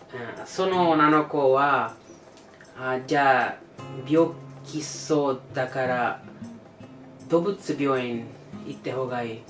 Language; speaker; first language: Japanese; non-native, learner; English